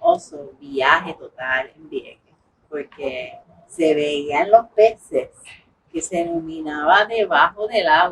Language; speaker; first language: Spanish; early bilingual, heritage; English